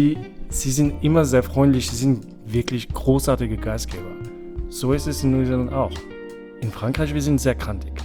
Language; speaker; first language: German; non-native, fluent; French